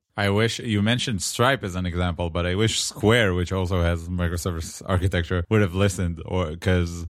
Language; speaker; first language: English; non-native, fluent; Hebrew